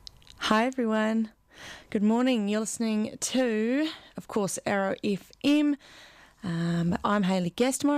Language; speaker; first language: English; native; English